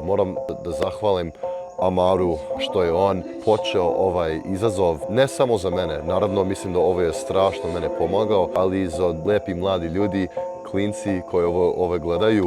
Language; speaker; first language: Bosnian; early bilingual, heritage; Serbian